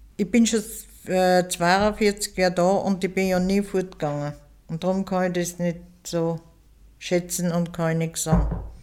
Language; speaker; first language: German; early bilingual, other home language; Turkish